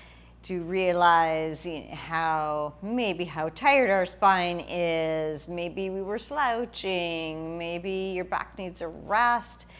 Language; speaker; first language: English; native; English